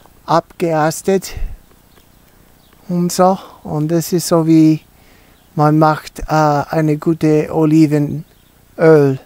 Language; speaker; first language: German; early bilingual, heritage; English